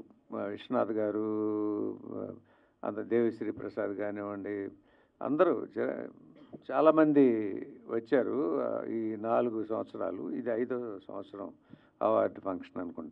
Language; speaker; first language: Telugu; native; Telugu